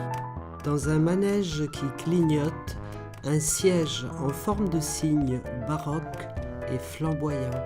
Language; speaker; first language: French; native; French